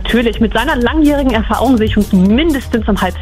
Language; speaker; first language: German; native; German